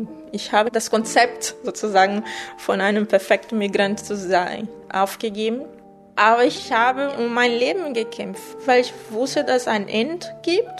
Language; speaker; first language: German; non-native, fluent; Portuguese